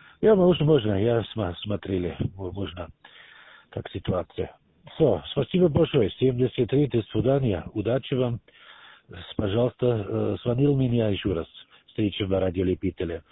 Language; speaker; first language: Russian; non-native, learner; German